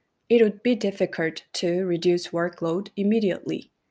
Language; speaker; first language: English; non-native, fluent; Korean